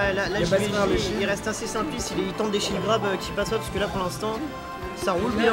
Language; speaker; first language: French; native; French